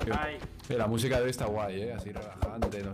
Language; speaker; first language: Spanish; native; Spanish